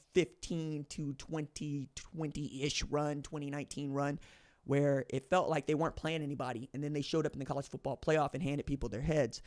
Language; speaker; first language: English; native; English